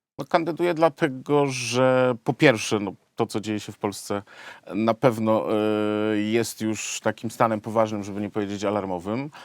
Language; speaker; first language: Polish; native; Polish